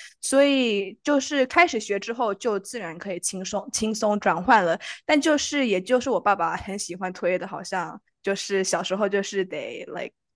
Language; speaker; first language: Chinese; early bilingual, heritage; Chinese